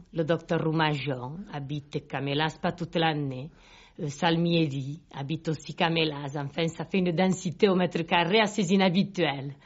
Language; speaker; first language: French; non-native, local second language; Catalan